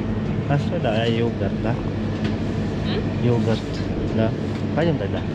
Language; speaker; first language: Russian; non-native, learner; Cebuano